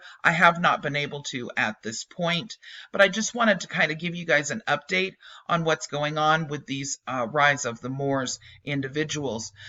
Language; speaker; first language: English; native; English